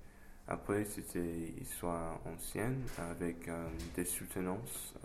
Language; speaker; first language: French; non-native, fluent; English